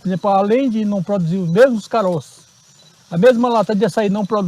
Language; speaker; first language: Portuguese; native; Portuguese